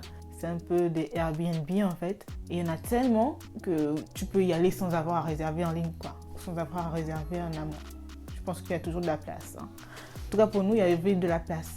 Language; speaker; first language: French; native; French